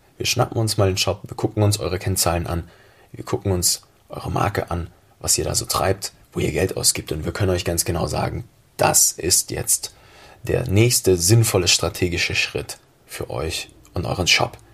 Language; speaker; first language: German; native; German